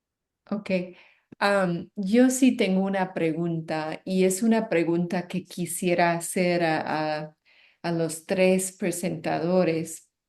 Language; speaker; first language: Spanish; non-native, fluent; English